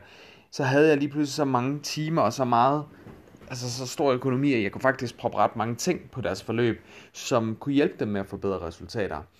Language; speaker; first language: Danish; native; Danish